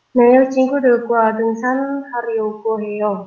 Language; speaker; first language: Korean; non-native, learner; Indonesian